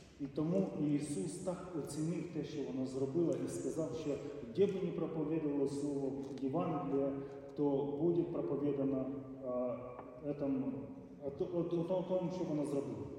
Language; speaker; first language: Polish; non-native, learner; Ukrainian